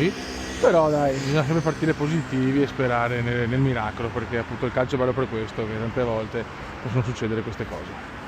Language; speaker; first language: Italian; native; Italian